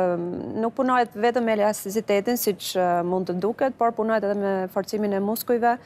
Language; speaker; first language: Albanian; native; Albanian